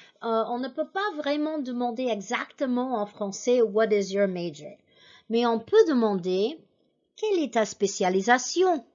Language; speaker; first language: French; non-native, fluent; English